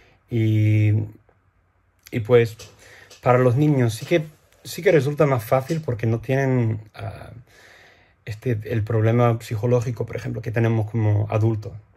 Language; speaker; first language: Spanish; non-native, fluent; English